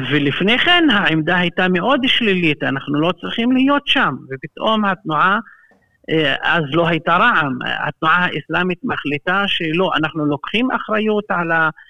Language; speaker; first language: Hebrew; non-native, local second language; Arabic